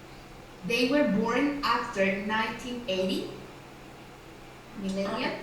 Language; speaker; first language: English; non-native, learner; Spanish